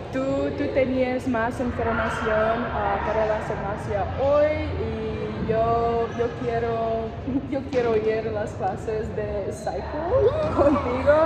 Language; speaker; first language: Spanish; non-native, learner; English